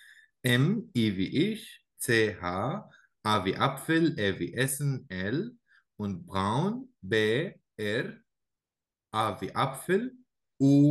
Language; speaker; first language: German; non-native, learner; Arabic